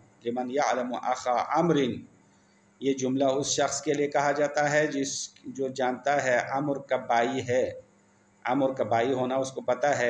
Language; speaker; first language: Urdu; non-native, local second language; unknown